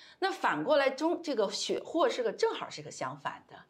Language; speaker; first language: Chinese; native; Chinese